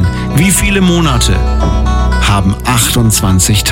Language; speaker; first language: German; native; German